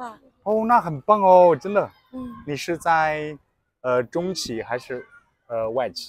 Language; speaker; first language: Chinese; native; Chinese